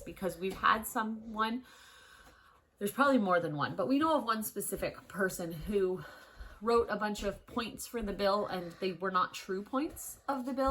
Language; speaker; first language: English; native; English